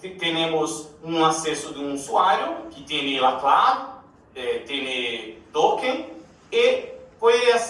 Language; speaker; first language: Spanish; non-native, learner; Portuguese